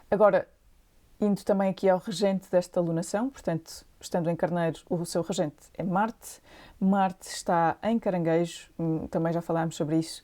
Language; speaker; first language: Portuguese; native; Portuguese